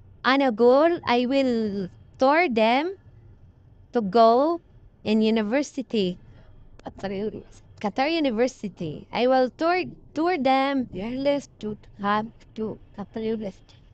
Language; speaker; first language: English; non-native, local second language; Filipino